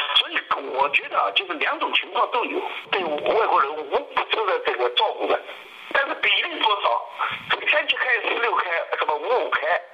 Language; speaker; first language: Chinese; native; Chinese